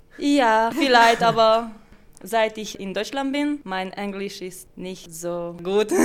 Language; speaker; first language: German; non-native, learner; Hungarian